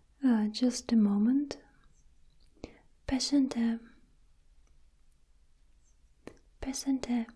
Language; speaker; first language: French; non-native, learner; Russian